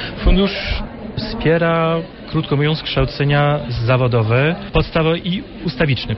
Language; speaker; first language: Polish; non-native, fluent; French